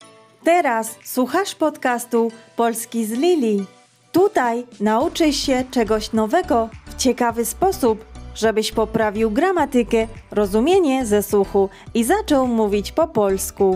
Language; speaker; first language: Polish; non-native, fluent; Georgian